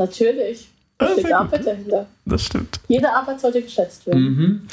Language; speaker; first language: German; early bilingual, other home language; Vietnamese